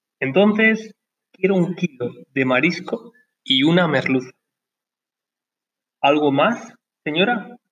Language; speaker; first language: Spanish; non-native, learner; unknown